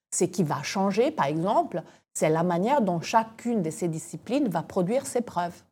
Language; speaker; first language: French; non-native, fluent; Italian